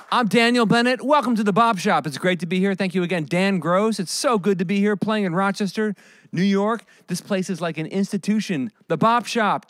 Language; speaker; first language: English; native; English